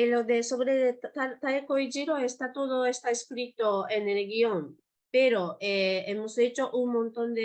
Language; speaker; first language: Spanish; non-native, learner; Japanese